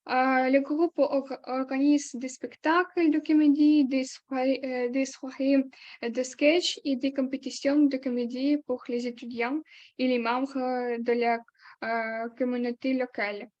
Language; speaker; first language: French; non-native, learner; Ukrainian